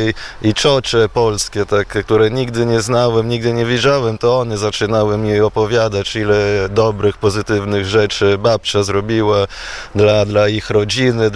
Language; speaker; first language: Polish; non-native, fluent; Italian